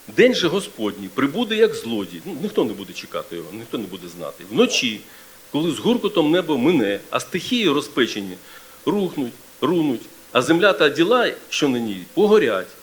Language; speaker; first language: Ukrainian; non-native, local second language; Russian